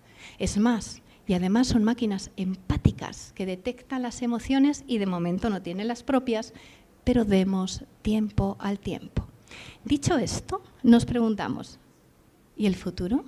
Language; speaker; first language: Spanish; native; Spanish